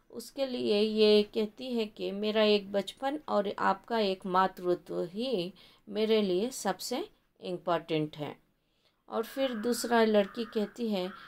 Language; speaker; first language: Hindi; non-native, local second language; Kannada